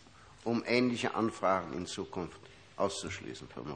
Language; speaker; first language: German; native; German